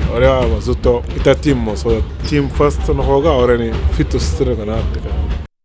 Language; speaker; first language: Japanese; non-native, fluent; Wolof